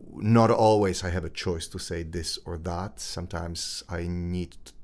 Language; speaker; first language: English; non-native, fluent; Polish